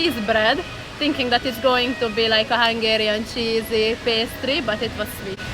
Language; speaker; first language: English; non-native, fluent; Hungarian